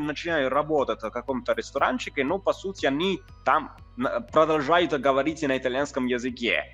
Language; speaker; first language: Russian; non-native, fluent; Italian